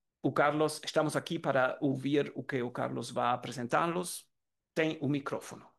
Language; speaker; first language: Portuguese; non-native, learner; German